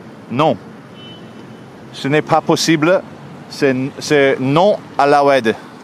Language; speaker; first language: French; non-native, learner; English